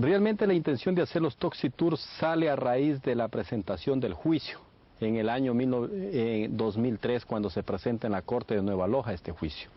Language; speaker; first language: Spanish; native; Spanish